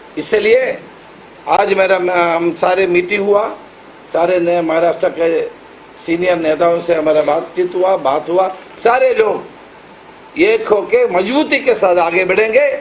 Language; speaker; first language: Hindi; non-native, local second language; Marathi